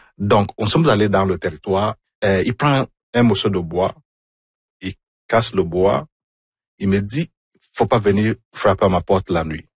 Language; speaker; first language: French; non-native, fluent; Igbo